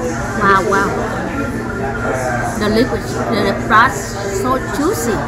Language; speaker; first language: English; non-native, learner; Vietnamese